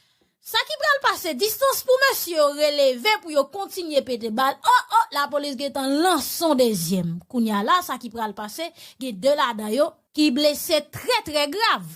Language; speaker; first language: Haitian Creole; native; Haitian Creole